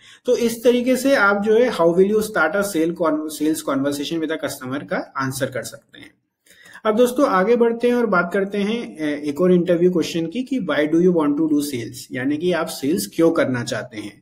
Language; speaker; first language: Hindi; native; Hindi